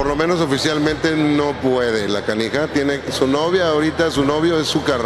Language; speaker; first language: Spanish; native; Spanish